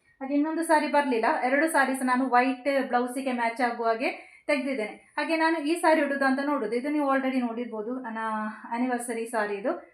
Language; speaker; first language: Kannada; native; Kannada